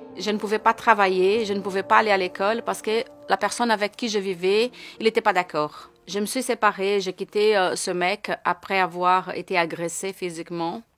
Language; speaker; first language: French; non-native, fluent; Portuguese